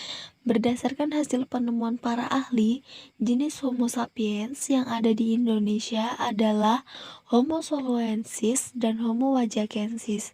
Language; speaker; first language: Indonesian; native; Indonesian